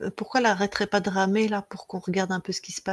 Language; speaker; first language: French; native; French